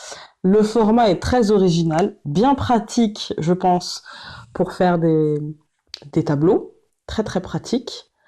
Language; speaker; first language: French; native; French